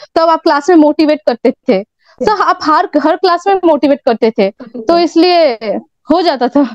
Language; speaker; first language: Hindi; non-native, local second language; Bangla